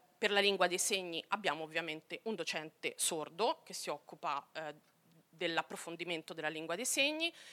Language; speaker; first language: Italian; native; Italian